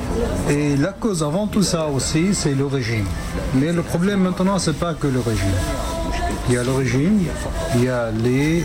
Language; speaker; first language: French; non-native, fluent; Arabic